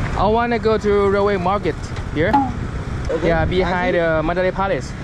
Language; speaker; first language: English; non-native, learner; Thai